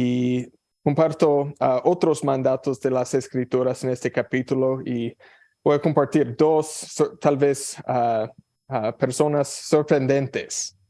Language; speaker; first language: Spanish; non-native, fluent; English